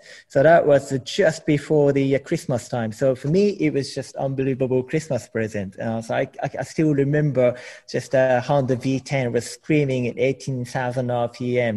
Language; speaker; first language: English; non-native, fluent; Japanese